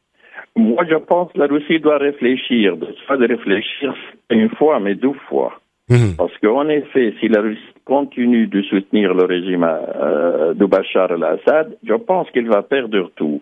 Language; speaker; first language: French; non-native, fluent; Arabic